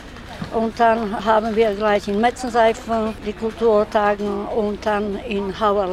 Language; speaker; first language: German; non-native, local second language; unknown